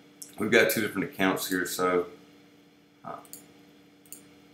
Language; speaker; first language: English; native; English